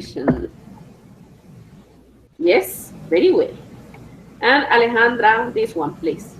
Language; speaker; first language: English; non-native, fluent; Spanish